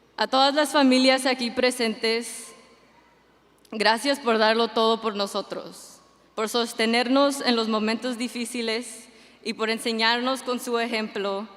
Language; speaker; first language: Spanish; early bilingual, heritage; Spanish